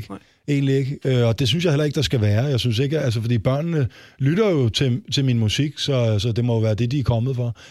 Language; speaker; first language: Danish; native; Danish